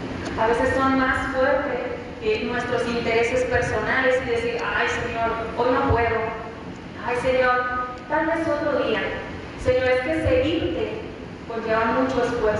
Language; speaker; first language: Spanish; native; Spanish